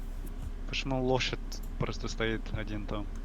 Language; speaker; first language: Russian; non-native, learner; English